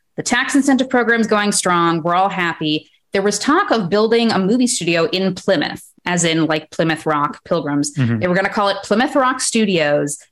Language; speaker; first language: English; native; English